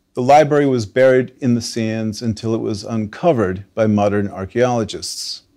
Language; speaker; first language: English; native; English